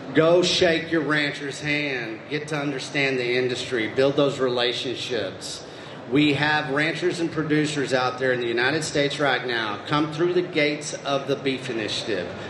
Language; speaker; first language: English; native; English